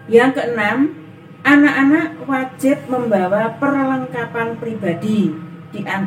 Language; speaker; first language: Indonesian; native; Indonesian